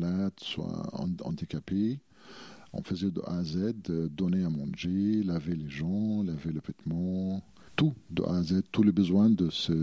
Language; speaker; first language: French; non-native, fluent; Arabic